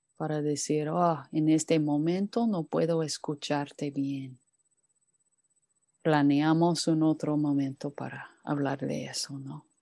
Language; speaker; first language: Spanish; non-native, fluent; English